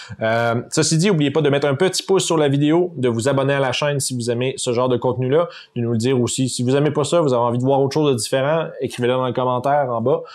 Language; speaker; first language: French; native; French